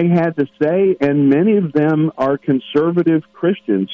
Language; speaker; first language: English; native; English